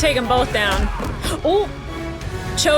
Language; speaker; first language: English; native; English